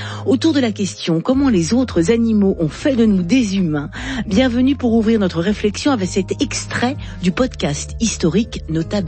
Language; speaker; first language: French; native; French